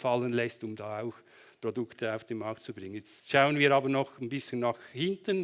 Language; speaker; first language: German; native; German